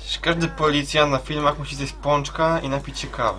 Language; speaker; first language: Polish; native; Polish